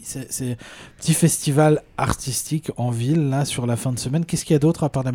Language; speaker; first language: French; native; French